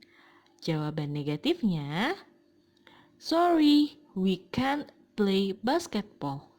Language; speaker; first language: English; non-native, fluent; Indonesian